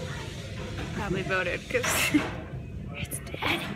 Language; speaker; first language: English; native; English